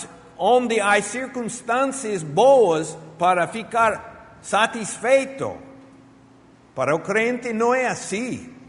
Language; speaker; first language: Portuguese; non-native, fluent; Spanish